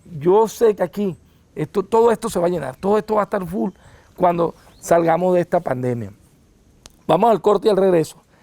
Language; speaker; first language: Spanish; native; Spanish